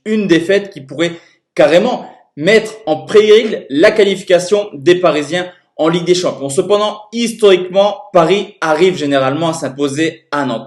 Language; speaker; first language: French; native; French